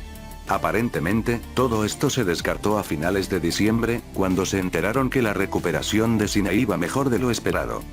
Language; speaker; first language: Spanish; native; Spanish